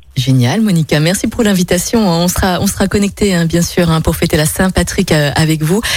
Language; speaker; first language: French; non-native, fluent; English